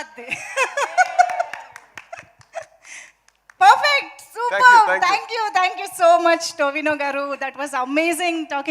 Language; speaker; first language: Telugu; native; Telugu